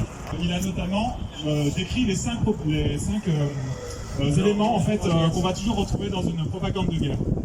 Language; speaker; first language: French; native; French